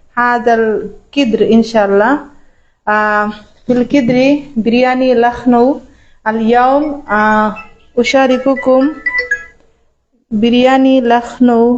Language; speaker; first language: Arabic; non-native, learner; Bangla